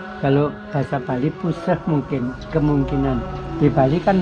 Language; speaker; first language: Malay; non-native, local second language; Javanese